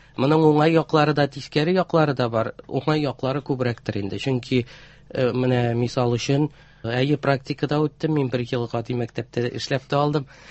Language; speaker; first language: Tatar; native; Tatar